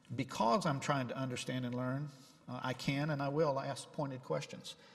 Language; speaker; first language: English; native; English